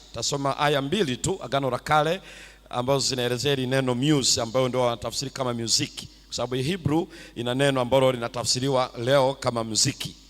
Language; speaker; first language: Swahili; native; Swahili